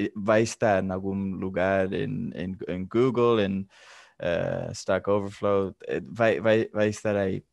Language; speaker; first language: Portuguese; non-native, fluent; Spanish